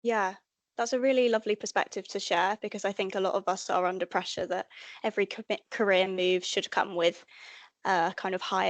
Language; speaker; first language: English; native; English